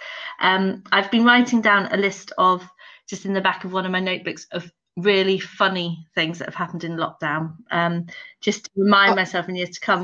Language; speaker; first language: English; native; English